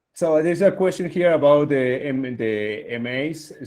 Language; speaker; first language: English; non-native, fluent; Spanish